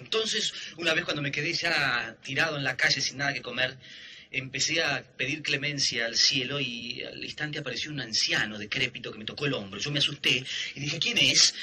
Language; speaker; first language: Spanish; native; Spanish